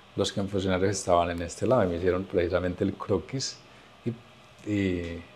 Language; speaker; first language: Spanish; native; Spanish